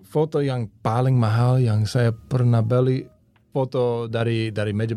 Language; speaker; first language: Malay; non-native, learner; English